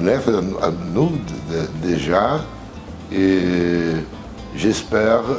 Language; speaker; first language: French; non-native, learner; Portuguese